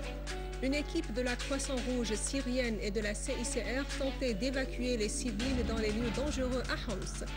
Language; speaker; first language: French; non-native, fluent; Arabic